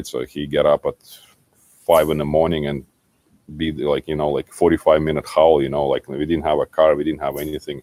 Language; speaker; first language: English; non-native, fluent; Kazakh